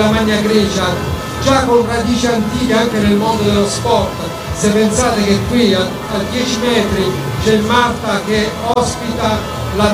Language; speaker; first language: Italian; native; Italian